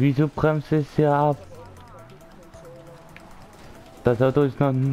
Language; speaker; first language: German; native; German